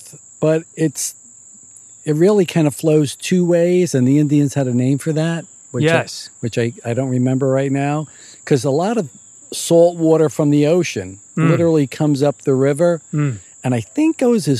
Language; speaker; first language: English; native; English